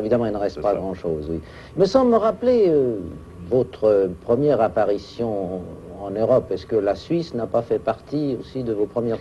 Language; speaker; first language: French; native; French